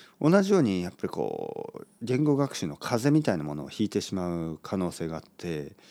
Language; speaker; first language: Japanese; native; Japanese